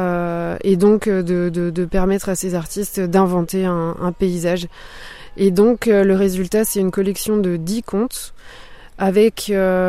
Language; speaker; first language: French; native; French